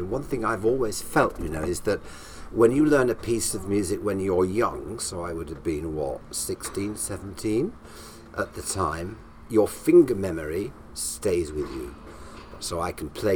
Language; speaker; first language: English; native; English